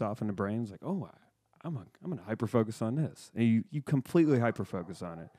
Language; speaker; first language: English; native; English